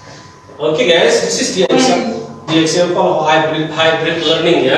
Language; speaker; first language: English; non-native, learner; Indonesian